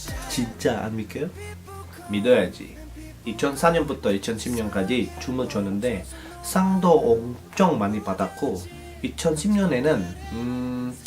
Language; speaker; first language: Korean; non-native, fluent; Indonesian